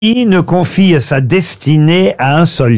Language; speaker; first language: French; native; French